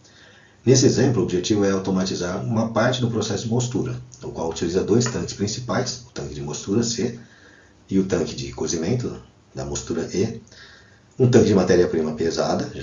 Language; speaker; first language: Portuguese; native; Portuguese